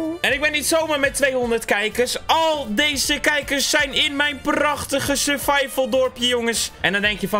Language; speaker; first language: Dutch; native; Dutch